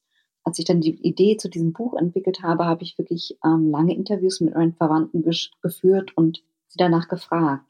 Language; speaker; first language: German; early bilingual, other home language; Vietnamese